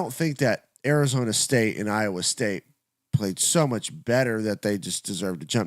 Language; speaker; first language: English; native; English